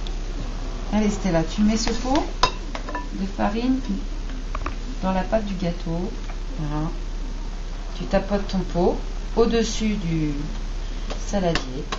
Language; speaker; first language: French; native; French